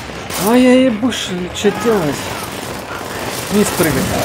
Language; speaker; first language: Russian; native; Russian